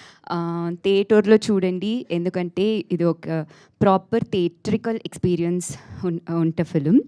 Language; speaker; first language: Telugu; non-native, learner; Tamil